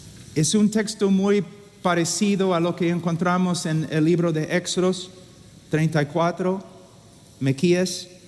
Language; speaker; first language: Spanish; non-native, fluent; English